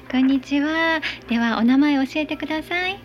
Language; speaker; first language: Japanese; native; Japanese